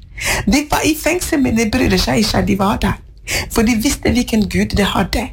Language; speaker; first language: Norwegian; non-native, fluent; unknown